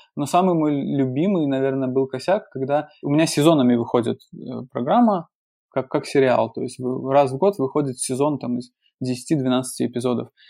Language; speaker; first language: Russian; native; Russian